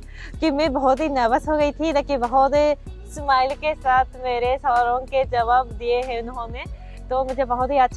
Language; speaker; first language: Hindi; non-native, fluent; Japanese